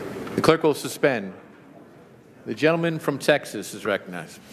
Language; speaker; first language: English; native; English